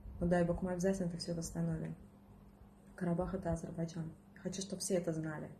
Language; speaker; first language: Russian; non-native, local second language; Azerbaijani